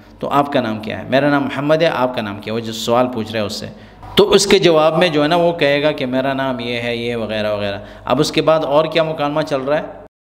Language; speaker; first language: Urdu; non-native, local second language; Pashto